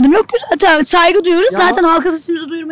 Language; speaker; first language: Turkish; native; Turkish